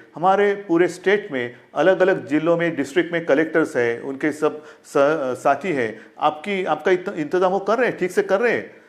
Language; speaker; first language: Hindi; non-native, local second language; Marathi